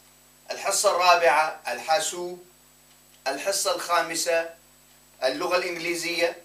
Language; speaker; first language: Arabic; non-native, fluent; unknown